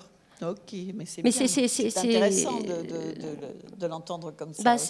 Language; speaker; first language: French; native; French